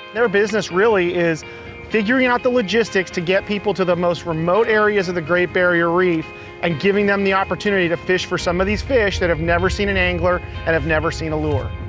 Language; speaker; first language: English; native; English